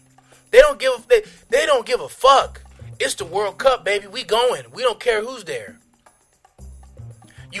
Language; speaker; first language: English; native; English